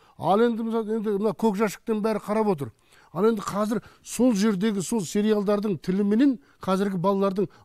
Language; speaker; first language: Kazakh; native; Kazakh